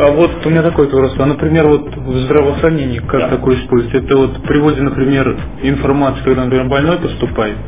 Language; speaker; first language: Russian; native; Russian